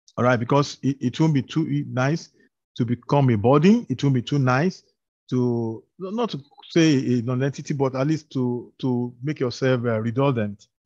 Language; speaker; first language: English; non-native, local second language; Yoruba